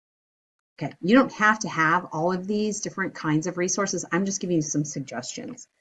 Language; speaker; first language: English; native; English